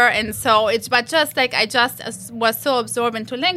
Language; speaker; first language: English; non-native, fluent; German